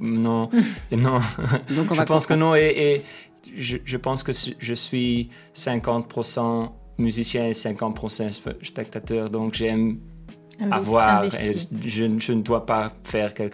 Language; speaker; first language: French; non-native, learner; Dutch